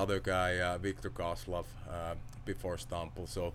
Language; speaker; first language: English; non-native, fluent; Finnish